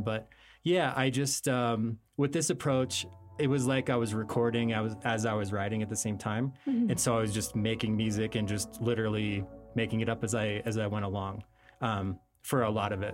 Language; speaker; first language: English; native; English